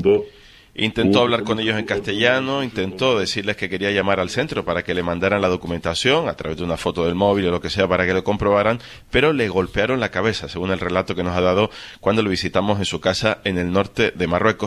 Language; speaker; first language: Spanish; native; Spanish